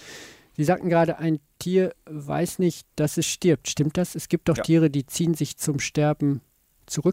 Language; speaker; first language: German; native; German